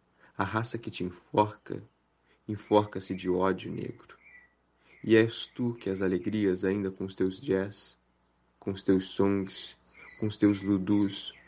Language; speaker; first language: Portuguese; native; Portuguese